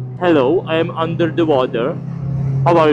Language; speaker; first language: English; non-native, learner; Czech